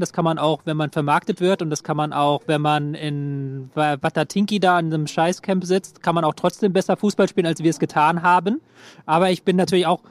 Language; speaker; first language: German; native; German